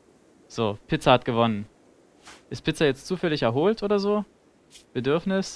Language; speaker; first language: German; native; German